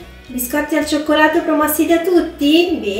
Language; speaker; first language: Italian; native; Italian